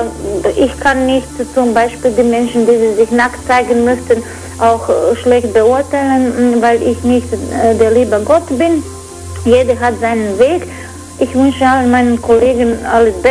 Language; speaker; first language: German; non-native, fluent; Croatian